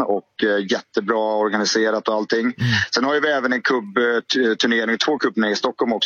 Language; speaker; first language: Swedish; native; Swedish